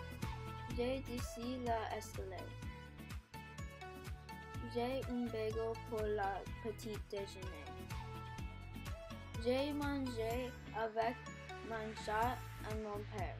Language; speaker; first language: French; non-native, learner; English